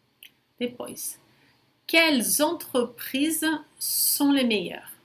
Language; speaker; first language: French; non-native, fluent; Portuguese